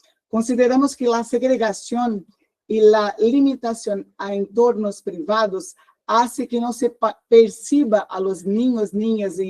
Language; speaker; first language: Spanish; non-native, learner; Portuguese